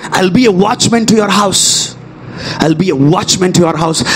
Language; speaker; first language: English; non-native, local second language; Telugu